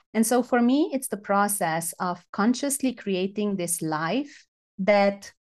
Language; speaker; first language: English; non-native, fluent; Romanian